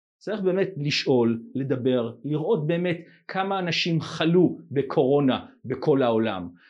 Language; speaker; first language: Hebrew; non-native, fluent; English